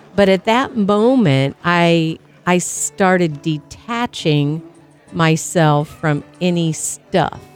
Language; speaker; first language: English; native; English